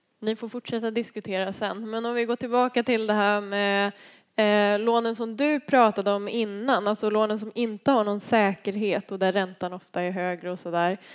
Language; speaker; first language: Swedish; native; Swedish